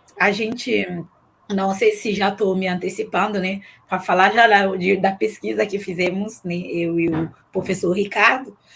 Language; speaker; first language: Portuguese; non-native, fluent; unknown